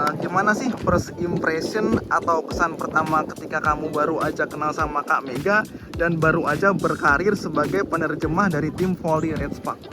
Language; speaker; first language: Indonesian; native; Indonesian